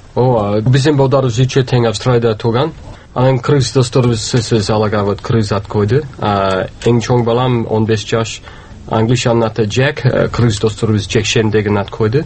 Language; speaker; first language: Kyrgyz; non-native, fluent; English